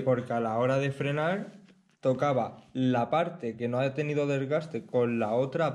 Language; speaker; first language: Spanish; native; Spanish